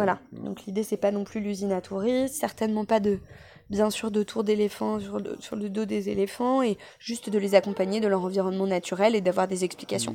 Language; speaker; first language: French; native; French